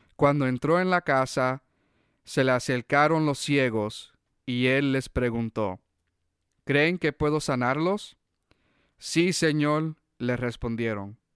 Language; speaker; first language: Spanish; early bilingual, heritage; Spanish